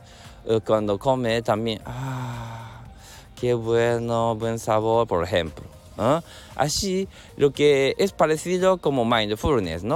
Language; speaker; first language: Spanish; non-native, learner; Japanese